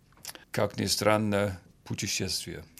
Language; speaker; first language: Russian; non-native, fluent; Finnish